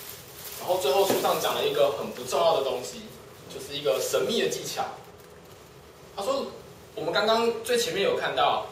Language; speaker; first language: Chinese; native; Chinese